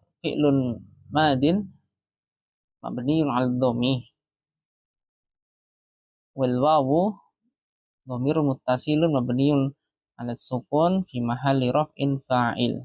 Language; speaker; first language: Arabic; non-native, fluent; Indonesian